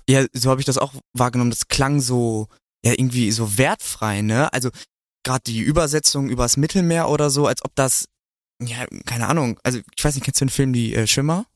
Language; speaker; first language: German; native; German